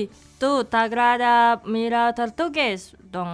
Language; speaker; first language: Catalan; non-native, fluent; Indonesian